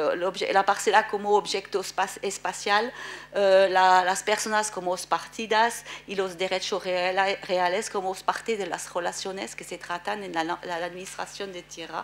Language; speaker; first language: Spanish; non-native, fluent; French